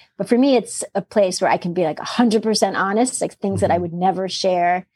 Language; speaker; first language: English; native; English